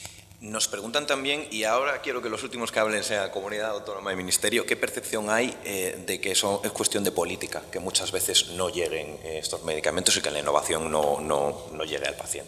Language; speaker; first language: Spanish; native; Spanish